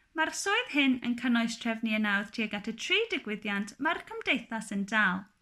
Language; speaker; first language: Welsh; non-native, local second language; English